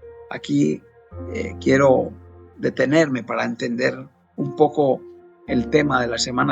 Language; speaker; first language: Spanish; native; Spanish